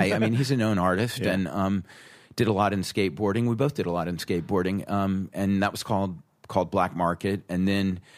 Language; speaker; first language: English; native; English